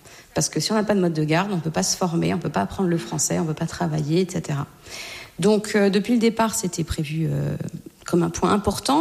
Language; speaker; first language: French; native; French